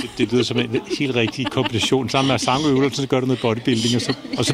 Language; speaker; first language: Danish; native; Danish